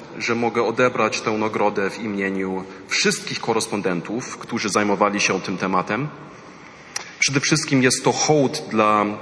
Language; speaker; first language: Polish; non-native, fluent; German